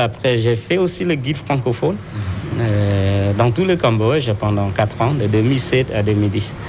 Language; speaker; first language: French; non-native, fluent; Khmer